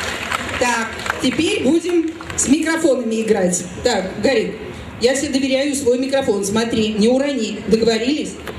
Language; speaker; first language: Russian; native; Russian